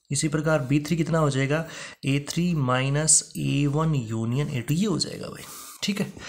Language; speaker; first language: Hindi; native; Hindi